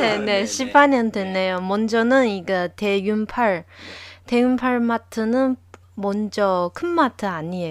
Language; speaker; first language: Korean; non-native, learner; Chinese